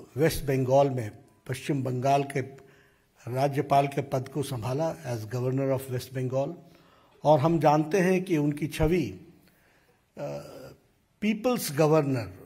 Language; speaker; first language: Hindi; native; Hindi